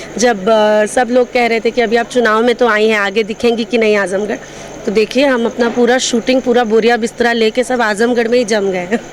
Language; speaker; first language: Hindi; non-native, local second language; Bhojpuri